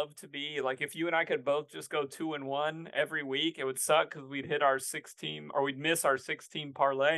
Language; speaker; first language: English; native; English